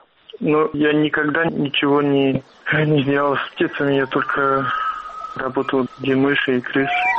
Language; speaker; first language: Russian; non-native, fluent; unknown